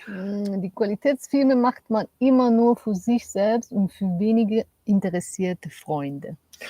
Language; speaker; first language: German; non-native, learner; Spanish